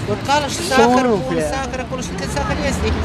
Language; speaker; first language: Romanian; native; Romanian